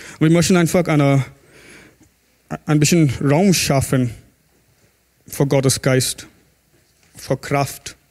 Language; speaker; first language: German; non-native, fluent; English